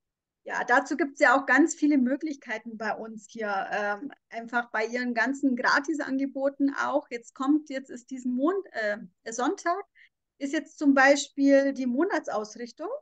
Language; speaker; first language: German; native; German